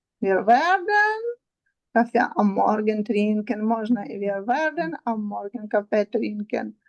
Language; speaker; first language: German; non-native, learner; Ukrainian